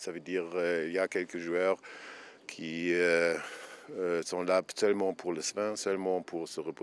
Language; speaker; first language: French; non-native, fluent; German